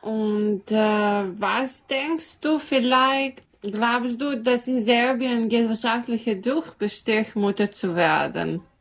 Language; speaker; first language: German; non-native, learner; Serbian